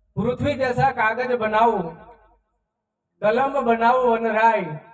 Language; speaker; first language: Gujarati; non-native, local second language; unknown